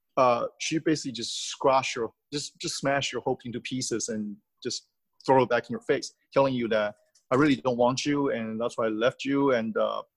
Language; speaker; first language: English; early bilingual, other home language; Chinese